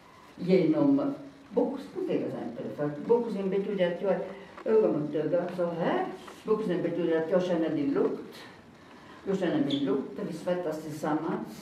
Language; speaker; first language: Swedish; non-native, fluent; Italian